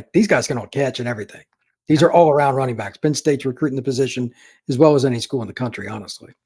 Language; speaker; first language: English; native; English